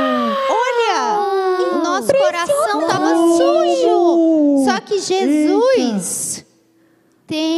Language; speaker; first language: Portuguese; native; Portuguese